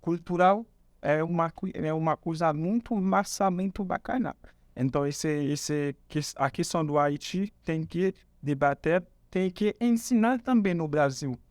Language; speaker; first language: Portuguese; non-native, fluent; Haitian Creole